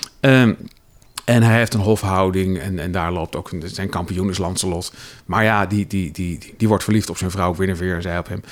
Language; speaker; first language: Dutch; native; Dutch